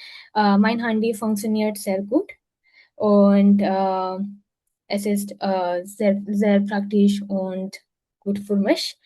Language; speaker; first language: German; non-native, learner; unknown